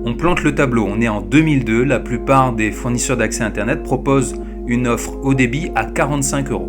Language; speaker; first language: French; native; French